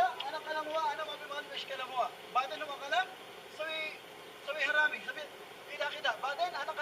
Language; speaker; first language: Arabic; non-native, learner; Filipino